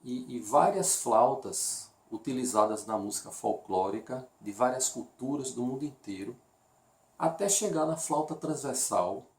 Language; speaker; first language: Portuguese; native; Portuguese